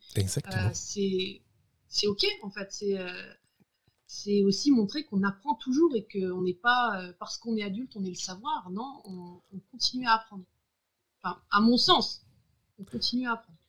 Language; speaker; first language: French; native; French